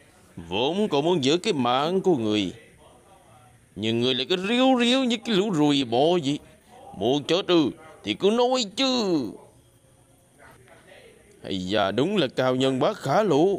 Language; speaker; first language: Vietnamese; native; Vietnamese